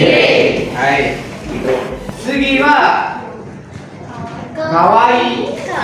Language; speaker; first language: Japanese; non-native, fluent; Indonesian